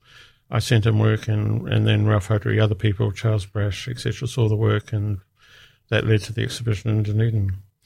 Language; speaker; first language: English; native; English